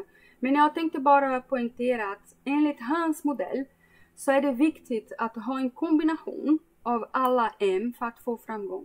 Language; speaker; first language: Swedish; non-native, fluent; Portuguese